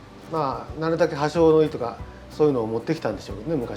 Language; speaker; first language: Japanese; native; Japanese